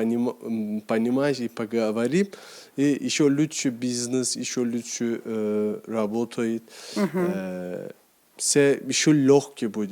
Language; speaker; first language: Russian; non-native, learner; Turkish